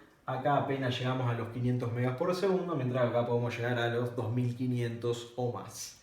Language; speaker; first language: Spanish; native; Spanish